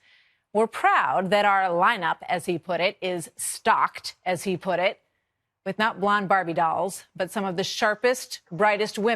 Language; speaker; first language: English; native; English